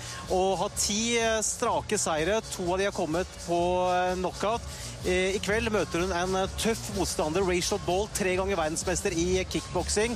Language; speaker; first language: Norwegian; native; Norwegian